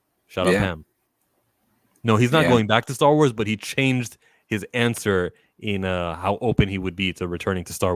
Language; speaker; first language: English; native; English